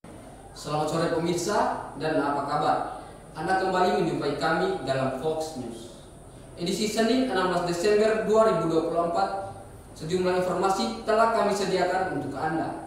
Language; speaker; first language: Indonesian; native; Indonesian